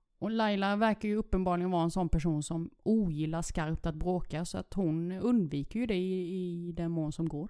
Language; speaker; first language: Swedish; early bilingual, other home language; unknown